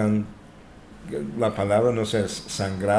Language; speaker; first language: Spanish; non-native, fluent; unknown